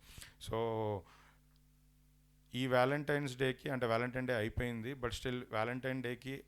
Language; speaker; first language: Telugu; native; Telugu